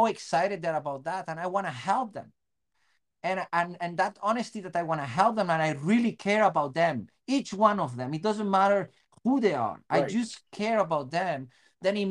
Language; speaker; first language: English; non-native, fluent; Spanish